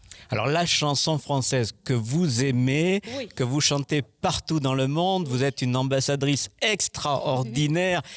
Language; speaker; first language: French; native; French